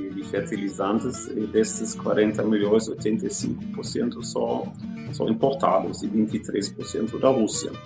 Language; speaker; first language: Portuguese; non-native, fluent; German